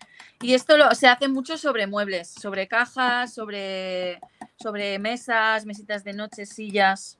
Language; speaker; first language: Spanish; native; Spanish